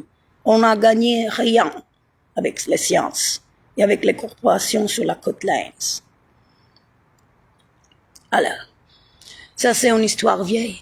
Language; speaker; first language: French; non-native, learner; Italian